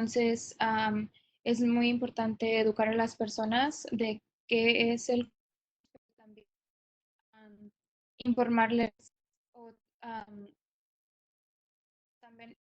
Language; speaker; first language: Spanish; non-native, fluent; English